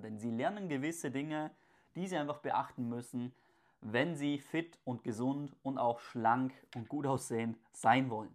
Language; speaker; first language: German; native; German